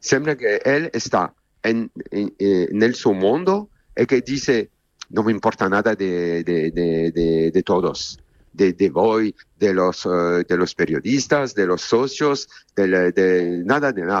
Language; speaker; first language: Spanish; non-native, fluent; Italian